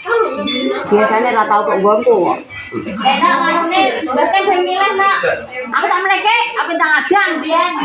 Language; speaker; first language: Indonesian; non-native, local second language; Javanese